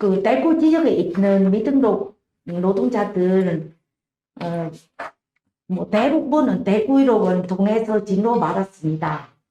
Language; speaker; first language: Korean; non-native, learner; Vietnamese